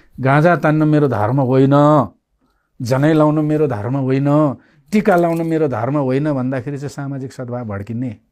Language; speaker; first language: Nepali; non-native, local second language; Limbu